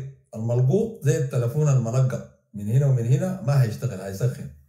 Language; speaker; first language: Arabic; native; Arabic